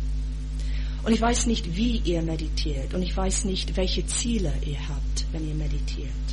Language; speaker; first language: German; non-native, fluent; English